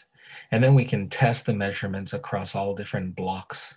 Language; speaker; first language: English; native; English